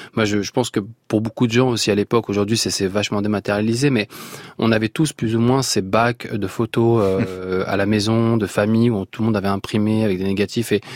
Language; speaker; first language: French; non-native, local second language; Arabic